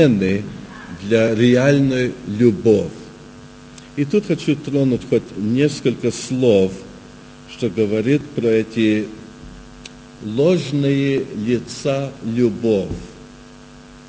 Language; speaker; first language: Russian; early bilingual, heritage; Russian